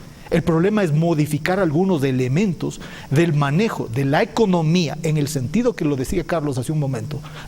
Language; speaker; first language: Spanish; native; Spanish